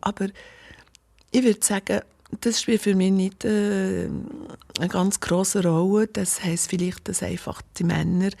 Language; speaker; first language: German; non-native, local second language; French